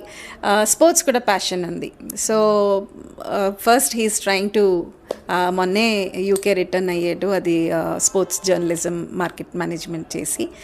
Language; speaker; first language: Telugu; native; Telugu